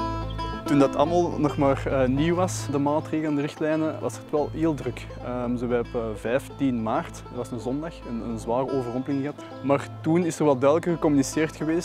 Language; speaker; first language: Dutch; native; Dutch